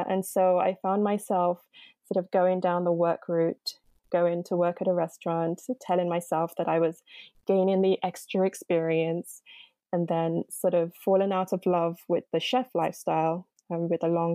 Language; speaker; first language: English; non-native, local second language; Yoruba